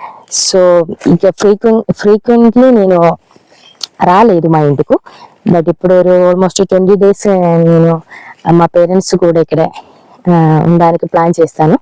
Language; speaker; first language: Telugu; non-native, learner; Malayalam